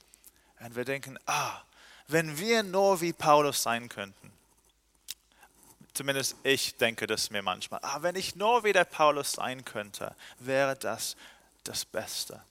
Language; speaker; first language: German; non-native, fluent; English